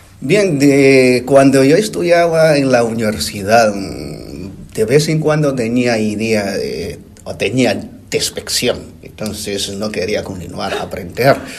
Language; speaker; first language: Spanish; non-native, fluent; Chinese